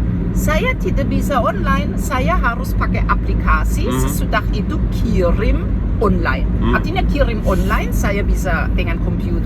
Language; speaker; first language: Indonesian; non-native, fluent; German